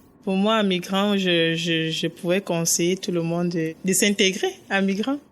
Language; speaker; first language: French; non-native, learner; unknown